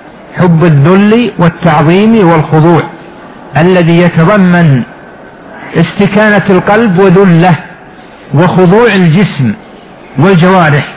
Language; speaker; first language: Arabic; native; Arabic